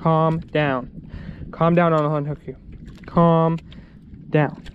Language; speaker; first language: English; native; English